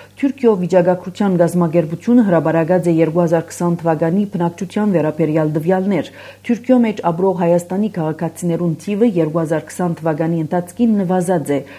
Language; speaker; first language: Armenian; early bilingual, heritage; Armenian